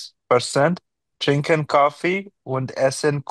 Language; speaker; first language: German; non-native, learner; Bangla